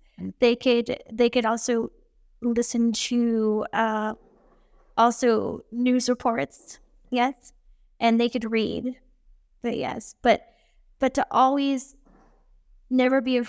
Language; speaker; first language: English; native; English